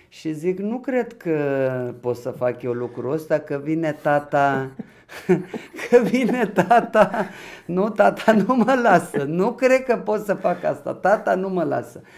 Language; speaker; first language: Romanian; non-native, local second language; Ukrainian